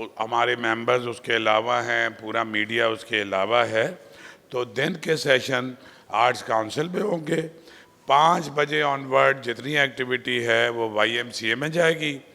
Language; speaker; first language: Urdu; native; Urdu